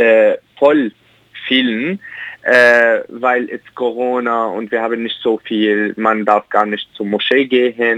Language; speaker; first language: German; non-native, learner; Arabic